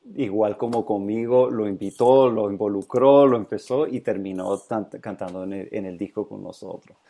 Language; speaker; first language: Spanish; native; Spanish